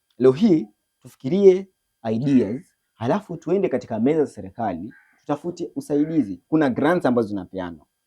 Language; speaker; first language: Swahili; native; Swahili